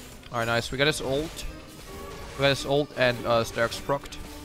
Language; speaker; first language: English; non-native, fluent; German